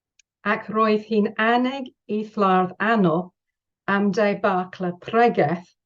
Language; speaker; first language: Welsh; non-native, learner; English